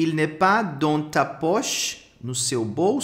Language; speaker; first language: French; non-native, fluent; Portuguese